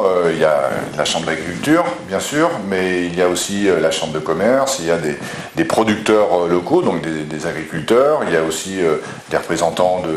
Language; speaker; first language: French; native; French